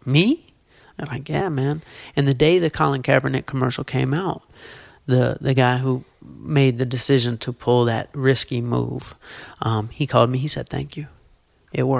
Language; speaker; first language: English; native; English